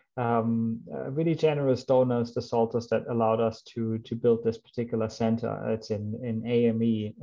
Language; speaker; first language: English; non-native, fluent; German